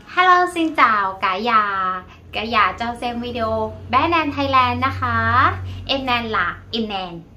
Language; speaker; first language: Vietnamese; non-native, learner; Thai